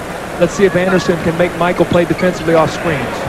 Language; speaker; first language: English; native; English